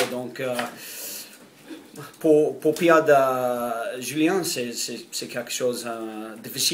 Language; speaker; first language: French; non-native, fluent; English